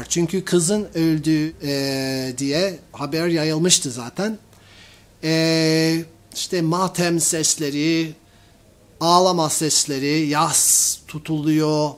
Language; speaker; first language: Turkish; non-native, fluent; English